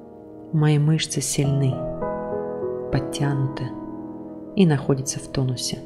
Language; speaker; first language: Russian; native; Russian